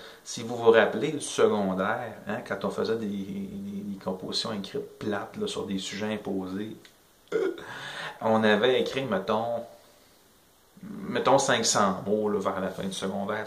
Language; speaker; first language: French; native; French